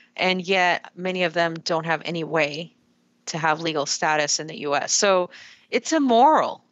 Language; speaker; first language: English; early bilingual, other home language; Spanish